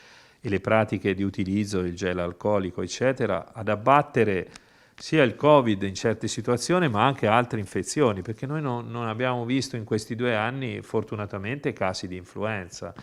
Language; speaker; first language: Italian; native; Italian